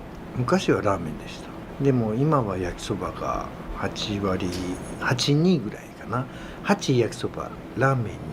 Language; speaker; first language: Japanese; native; Japanese